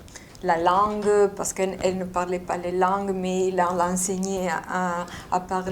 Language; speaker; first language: French; non-native, fluent; Italian